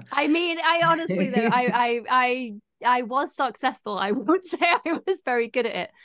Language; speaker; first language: English; native; English